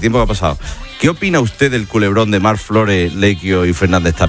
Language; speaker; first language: Spanish; native; Spanish